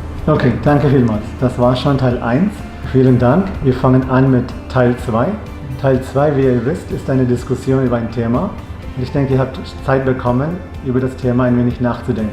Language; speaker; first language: German; non-native, fluent; Malayalam